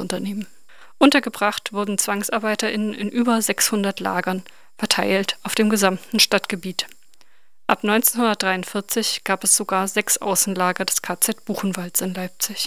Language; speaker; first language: German; native; German